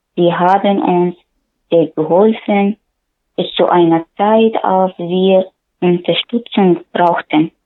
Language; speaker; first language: German; non-native, learner; Arabic